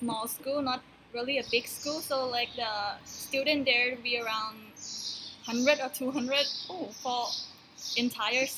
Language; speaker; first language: English; non-native, learner; Thai